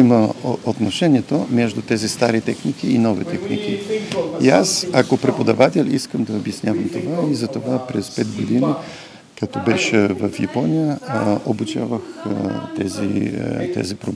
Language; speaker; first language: Bulgarian; non-native, learner; Polish